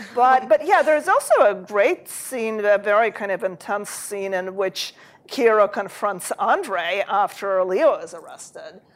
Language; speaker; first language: English; early bilingual, other home language; Russian